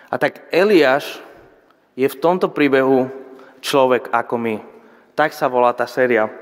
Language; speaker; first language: Slovak; non-native, fluent; Spanish